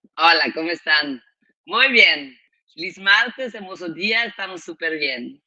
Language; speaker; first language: Spanish; non-native, fluent; German